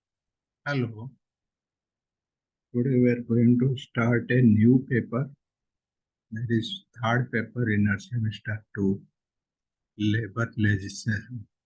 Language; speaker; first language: English; non-native, local second language; Odia